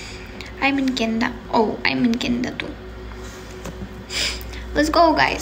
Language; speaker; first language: English; non-native, learner; Ukrainian